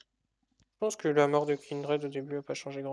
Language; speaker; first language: French; native; French